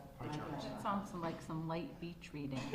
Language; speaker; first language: English; native; English